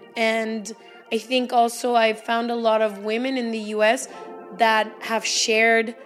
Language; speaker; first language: English; early bilingual, heritage; Spanish